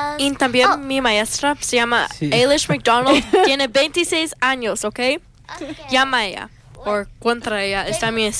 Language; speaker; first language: Spanish; early bilingual, other home language; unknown